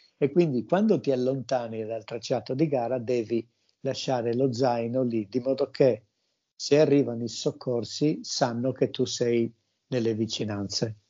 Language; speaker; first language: Italian; native; Italian